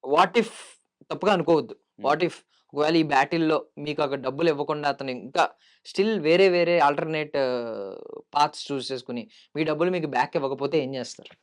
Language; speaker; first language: Telugu; native; Telugu